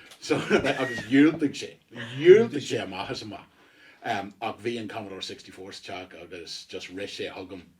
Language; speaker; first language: Irish; non-native, local second language; English